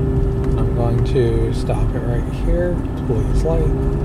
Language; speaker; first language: English; native; English